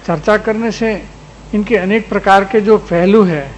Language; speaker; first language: Hindi; non-native, local second language; Gujarati